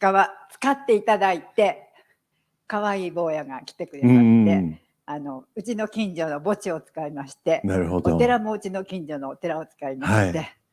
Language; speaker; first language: Japanese; native; Japanese